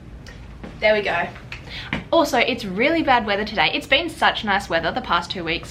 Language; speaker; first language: English; native; English